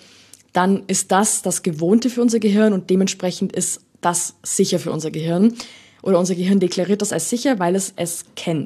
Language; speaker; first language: German; native; German